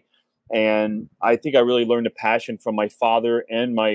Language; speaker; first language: English; native; English